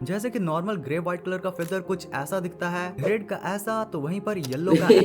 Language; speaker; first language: Hindi; native; Hindi